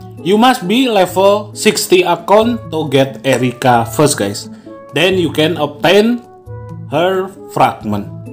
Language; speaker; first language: English; non-native, learner; Indonesian